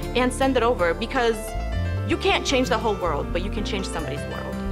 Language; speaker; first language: English; early bilingual, other home language; Ukrainian